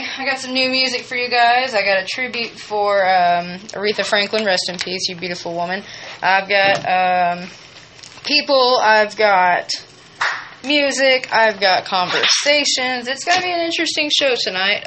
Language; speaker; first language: English; native; English